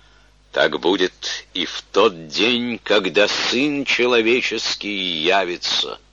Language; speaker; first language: Russian; native; Russian